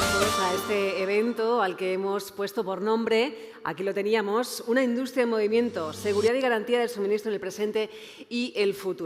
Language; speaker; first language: Spanish; native; Spanish